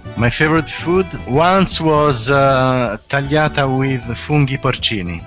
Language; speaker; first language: English; non-native, fluent; Italian